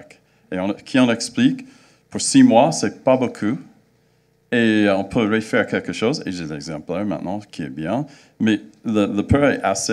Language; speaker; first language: French; non-native, fluent; English